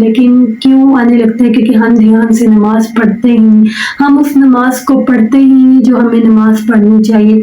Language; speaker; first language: Urdu; native; Urdu